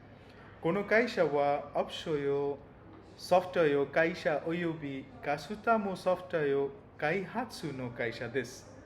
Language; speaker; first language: Japanese; non-native, learner; Bangla